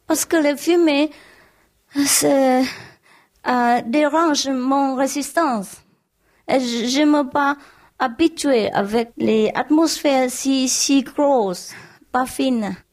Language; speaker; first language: French; non-native, learner; Vietnamese